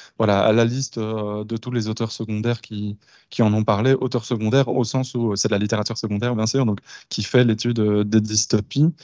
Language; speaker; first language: French; native; French